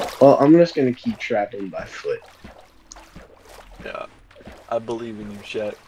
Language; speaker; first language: English; native; English